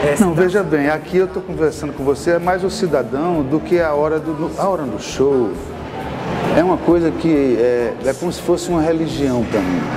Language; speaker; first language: Portuguese; native; Portuguese